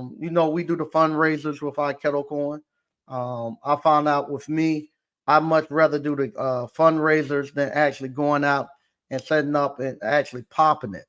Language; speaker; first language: English; native; English